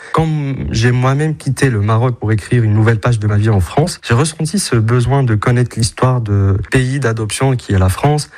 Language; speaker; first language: French; non-native, local second language; Arabic